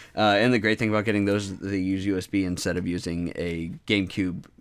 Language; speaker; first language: English; native; English